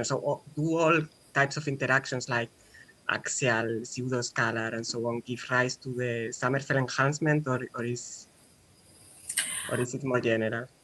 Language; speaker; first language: English; non-native, fluent; Spanish